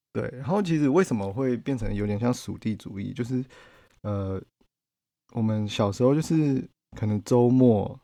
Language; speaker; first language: Chinese; early bilingual, heritage; Chinese